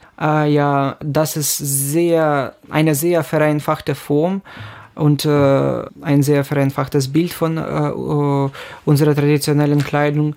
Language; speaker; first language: German; non-native, fluent; Ukrainian